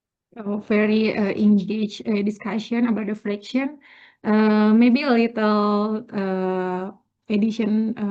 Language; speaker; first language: English; non-native, learner; Indonesian